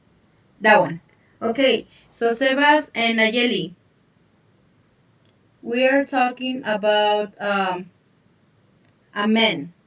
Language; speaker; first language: English; non-native, fluent; Spanish